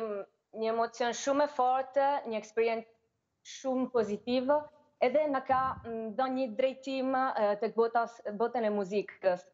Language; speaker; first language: Albanian; early bilingual, heritage; Albanian